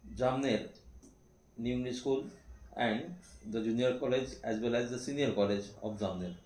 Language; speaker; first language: English; non-native, local second language; Marathi